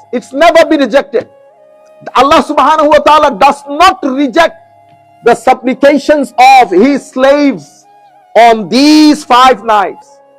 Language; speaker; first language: English; non-native, local second language; Bangla